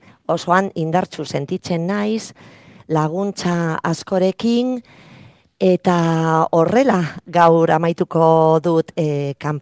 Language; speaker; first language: Basque; non-native, local second language; Spanish